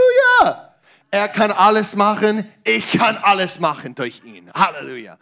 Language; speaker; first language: German; non-native, learner; English